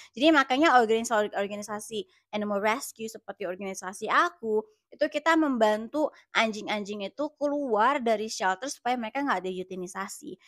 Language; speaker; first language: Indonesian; native; Indonesian